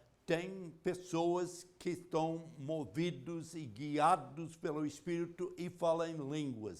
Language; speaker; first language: Portuguese; non-native, fluent; English